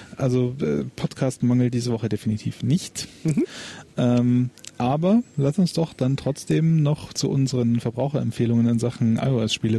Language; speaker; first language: German; native; German